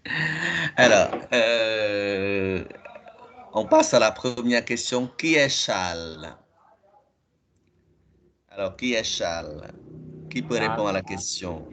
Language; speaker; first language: French; non-native, fluent; Khmer